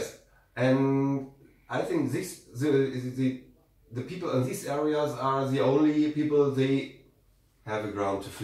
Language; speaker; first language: English; non-native, learner; German